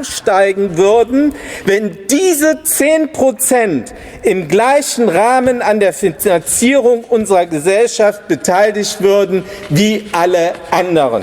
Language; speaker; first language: German; native; German